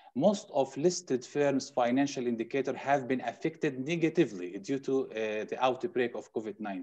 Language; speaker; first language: English; non-native, fluent; Arabic